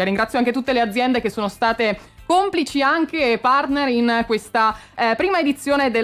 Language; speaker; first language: Italian; native; Italian